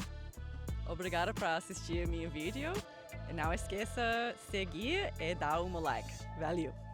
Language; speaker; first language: Portuguese; non-native, learner; English